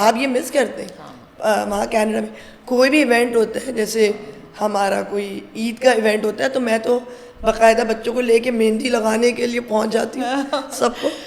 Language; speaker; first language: Urdu; native; Urdu